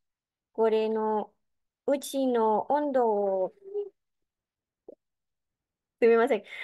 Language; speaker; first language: Japanese; non-native, learner; Spanish